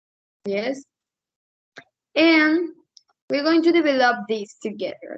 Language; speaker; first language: English; non-native, learner; Spanish